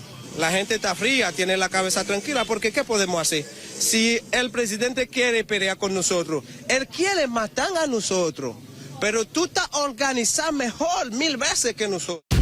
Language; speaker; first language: Spanish; non-native, learner; Haitian Creole